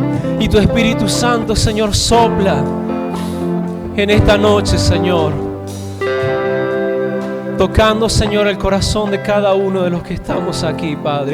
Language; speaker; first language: Spanish; native; Spanish